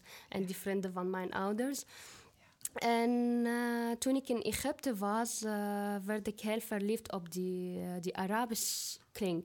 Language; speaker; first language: Dutch; non-native, fluent; Arabic